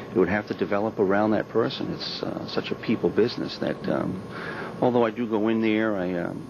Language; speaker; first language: English; native; English